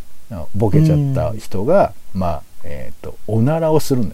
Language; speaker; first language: Japanese; native; Japanese